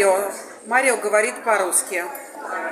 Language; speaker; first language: Russian; native; Russian